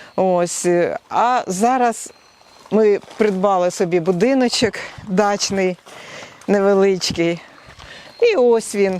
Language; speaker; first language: Ukrainian; non-native, local second language; Russian